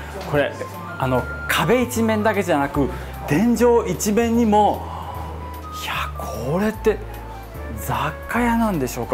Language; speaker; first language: Japanese; native; Japanese